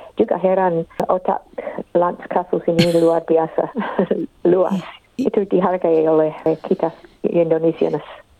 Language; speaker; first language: Indonesian; non-native, fluent; English